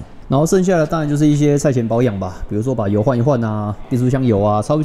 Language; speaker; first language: Chinese; native; Chinese